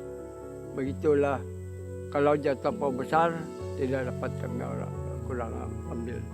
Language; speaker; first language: Indonesian; non-native, local second language; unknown